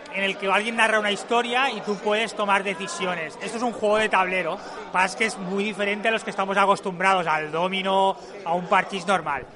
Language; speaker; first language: Spanish; non-native, local second language; Catalan